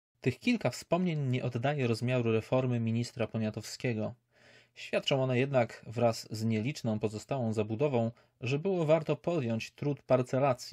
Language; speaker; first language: Polish; native; Polish